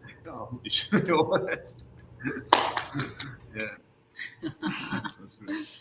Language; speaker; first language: English; non-native, learner; Hungarian